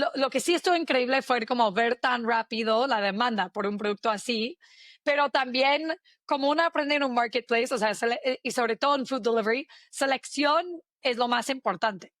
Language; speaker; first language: Spanish; non-native, fluent; English